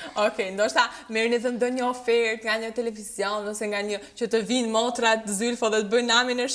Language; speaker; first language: Albanian; native; Albanian